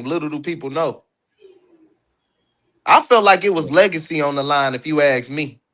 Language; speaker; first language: English; native; English